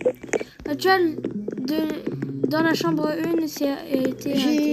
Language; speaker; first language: French; native; French